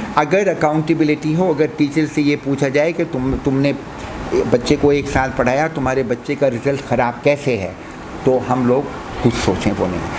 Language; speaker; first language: Urdu; native; Urdu